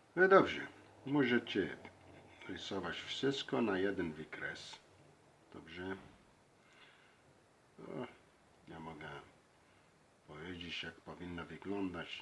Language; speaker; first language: Polish; non-native, learner; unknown